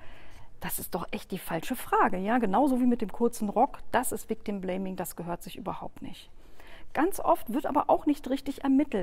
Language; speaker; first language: German; native; German